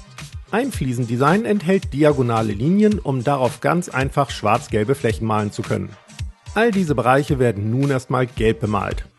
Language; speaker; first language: German; native; German